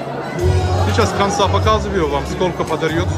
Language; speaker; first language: Russian; non-native, learner; Turkish